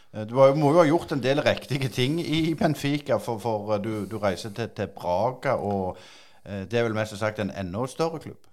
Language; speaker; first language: Norwegian; native; Norwegian